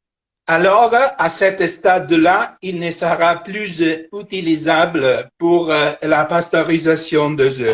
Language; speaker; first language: French; non-native, fluent; Italian